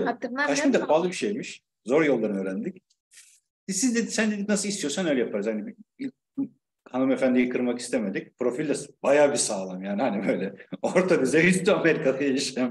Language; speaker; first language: Turkish; native; Turkish